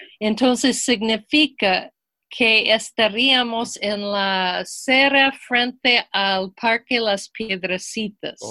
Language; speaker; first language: Spanish; non-native, fluent; English